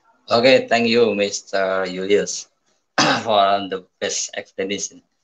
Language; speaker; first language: English; non-native, learner; Javanese